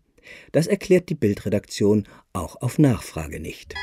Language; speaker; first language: German; native; German